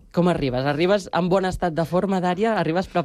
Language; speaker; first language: Catalan; native; Catalan